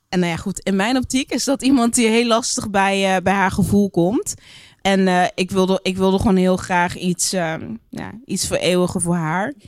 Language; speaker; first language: Dutch; native; Dutch